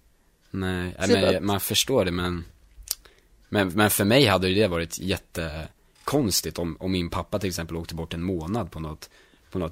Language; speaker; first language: Swedish; native; Swedish